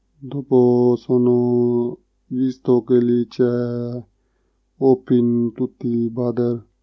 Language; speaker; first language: Italian; non-native, learner; Punjabi